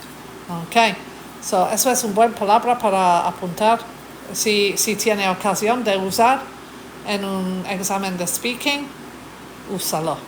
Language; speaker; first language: Spanish; non-native, fluent; English